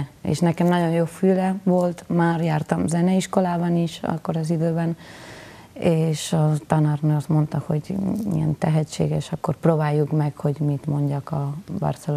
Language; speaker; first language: Hungarian; non-native, fluent; Spanish